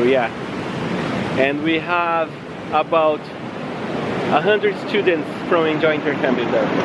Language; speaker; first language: English; non-native, fluent; Portuguese